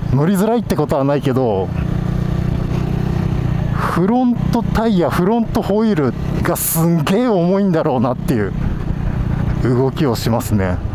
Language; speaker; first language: Japanese; native; Japanese